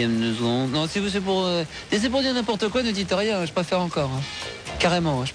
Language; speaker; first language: French; native; French